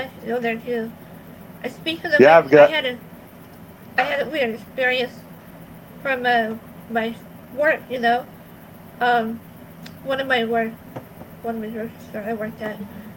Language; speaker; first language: English; native; English